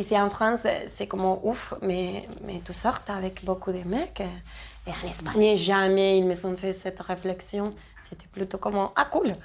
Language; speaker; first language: French; non-native, learner; Spanish